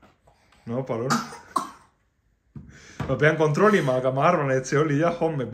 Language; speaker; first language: Estonian; non-native, learner; Spanish